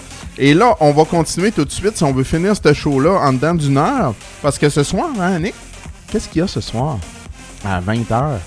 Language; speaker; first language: French; native; French